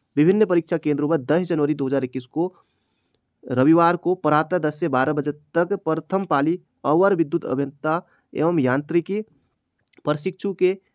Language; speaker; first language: Hindi; native; Hindi